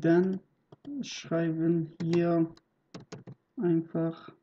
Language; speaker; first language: German; non-native, learner; Persian